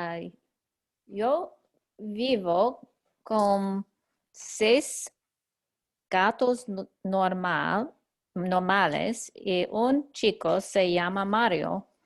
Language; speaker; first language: Spanish; non-native, learner; English